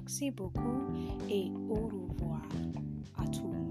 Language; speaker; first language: French; non-native, learner; English